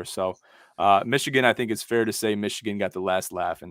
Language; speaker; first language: English; native; English